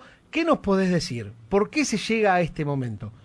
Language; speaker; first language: Spanish; native; Spanish